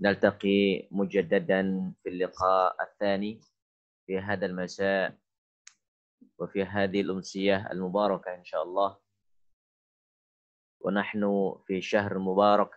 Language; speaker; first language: Arabic; non-native, fluent; Indonesian